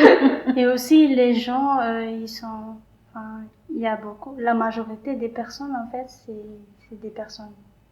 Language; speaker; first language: French; non-native, local second language; Malagasy